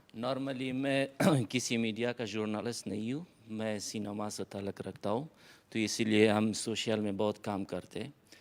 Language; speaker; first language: Hindi; non-native, fluent; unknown